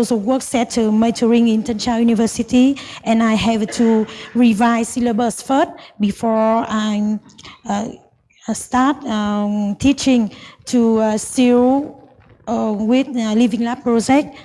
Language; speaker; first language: English; non-native, learner; Vietnamese